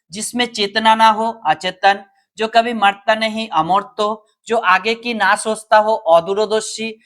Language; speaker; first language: Hindi; non-native, local second language; Bangla